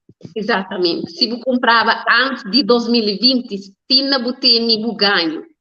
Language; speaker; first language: Portuguese; non-native, learner; Kabuverdianu